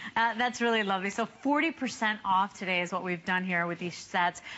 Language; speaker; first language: English; native; English